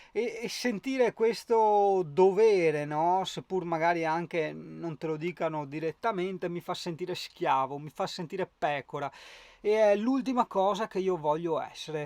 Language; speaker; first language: Italian; native; Italian